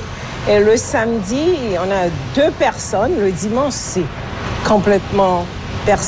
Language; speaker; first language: French; non-native, local second language; Haitian Creole